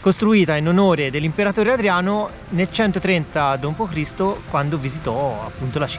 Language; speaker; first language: Italian; native; Italian